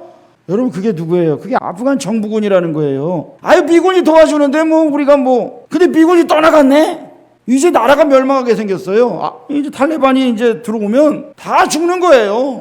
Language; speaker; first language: Korean; native; Korean